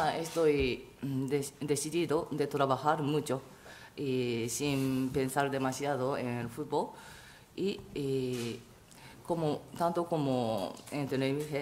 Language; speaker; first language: Spanish; non-native, fluent; Japanese